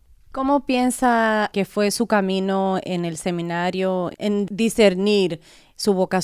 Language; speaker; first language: Spanish; native; Spanish